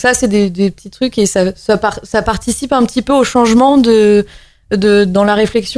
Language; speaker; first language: French; native; French